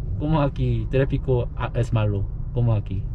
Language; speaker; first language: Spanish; non-native, learner; Korean